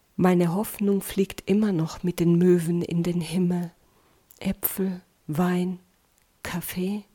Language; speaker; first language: German; native; German